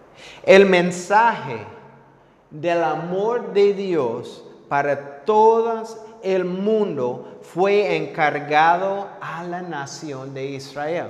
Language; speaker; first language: Spanish; non-native, fluent; English